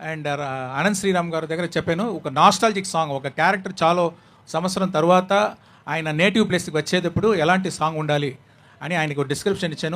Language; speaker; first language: Telugu; non-native, learner; Tamil